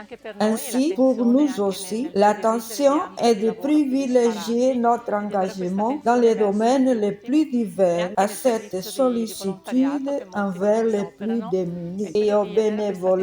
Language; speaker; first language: French; non-native, fluent; Italian